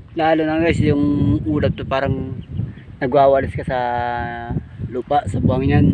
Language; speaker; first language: Filipino; native; Filipino